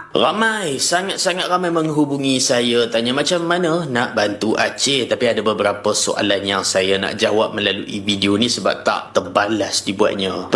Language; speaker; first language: Malay; native; Malay